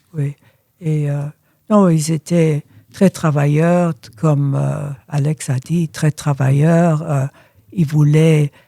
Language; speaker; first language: French; early bilingual, other home language; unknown